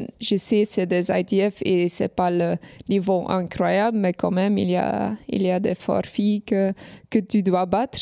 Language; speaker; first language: French; non-native, local second language; Dutch